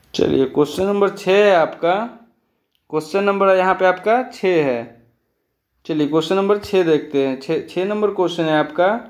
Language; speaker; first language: Hindi; native; Hindi